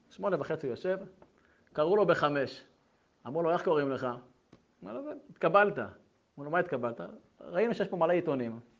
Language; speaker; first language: Hebrew; native; Hebrew